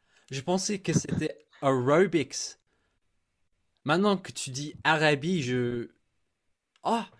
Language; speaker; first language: French; non-native, fluent; English